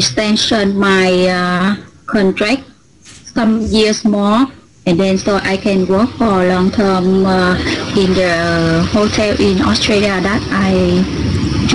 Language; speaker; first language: English; non-native, learner; Vietnamese